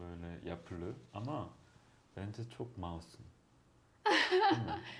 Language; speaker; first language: Turkish; non-native, fluent; Korean